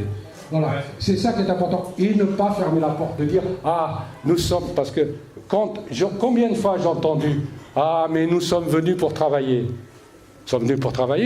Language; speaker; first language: French; early bilingual, other home language; Portuguese